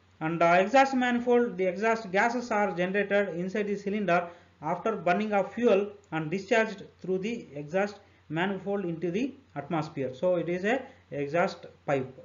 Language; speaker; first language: English; non-native, local second language; Telugu